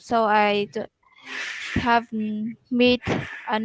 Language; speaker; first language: English; non-native, learner; Vietnamese